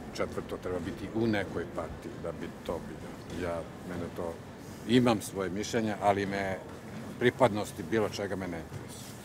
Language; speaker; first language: Serbian; native; Serbian